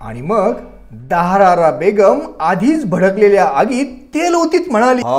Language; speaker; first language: Hindi; non-native, local second language; Marathi